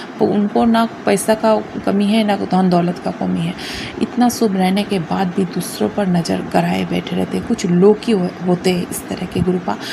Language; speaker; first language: Hindi; non-native, local second language; Bangla